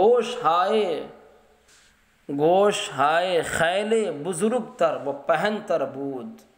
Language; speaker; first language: Persian; non-native, fluent; Urdu